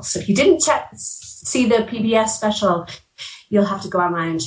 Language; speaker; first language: English; native; English